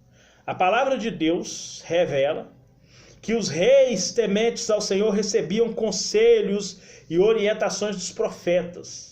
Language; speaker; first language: Portuguese; native; Portuguese